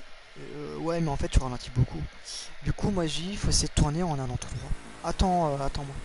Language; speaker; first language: French; native; French